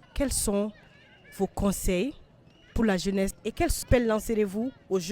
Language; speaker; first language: French; non-native, local second language; Bambara